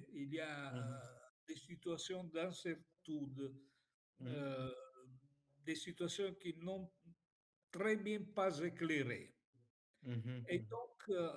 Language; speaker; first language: French; non-native, fluent; Italian